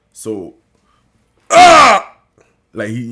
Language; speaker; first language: English; native; English